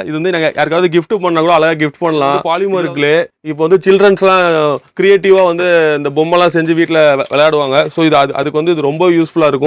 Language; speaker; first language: Tamil; native; Tamil